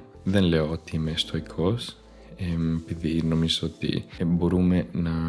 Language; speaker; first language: Greek; non-native, fluent; Spanish